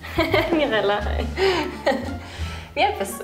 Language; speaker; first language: German; early bilingual, other home language; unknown